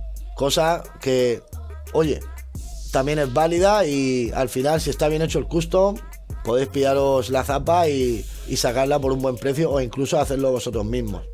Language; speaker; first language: Spanish; native; Spanish